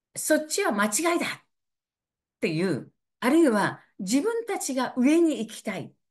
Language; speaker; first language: Japanese; native; Japanese